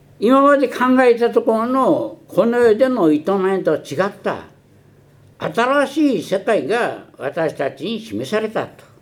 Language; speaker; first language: Japanese; early bilingual, heritage; Japanese